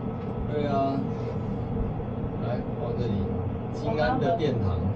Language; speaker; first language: Chinese; native; Chinese